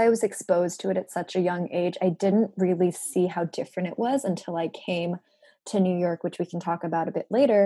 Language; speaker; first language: English; non-native, local second language; Japanese